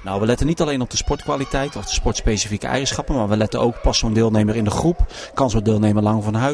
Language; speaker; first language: Dutch; native; Dutch